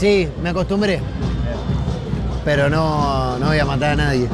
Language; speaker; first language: Spanish; native; Spanish